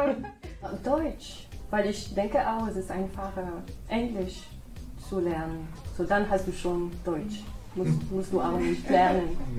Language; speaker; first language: German; non-native, learner; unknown